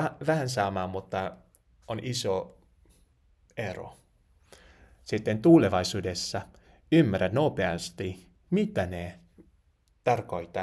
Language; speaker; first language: Finnish; non-native, learner; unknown